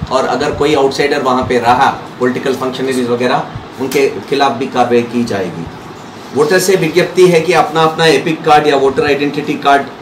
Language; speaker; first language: Hindi; non-native, local second language; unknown